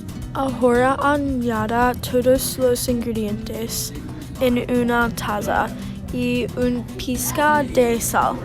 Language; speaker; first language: Spanish; non-native, learner; English